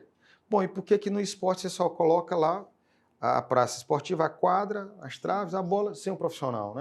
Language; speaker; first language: Portuguese; native; Portuguese